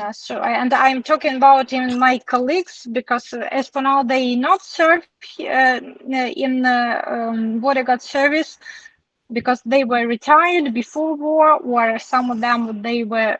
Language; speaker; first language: English; non-native, learner; Ukrainian